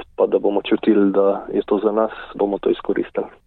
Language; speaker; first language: Slovenian; native; Slovenian